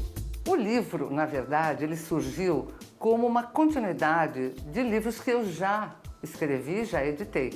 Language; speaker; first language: Portuguese; native; Portuguese